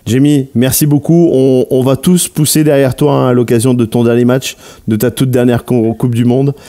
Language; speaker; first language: French; native; French